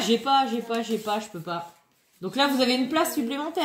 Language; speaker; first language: French; native; French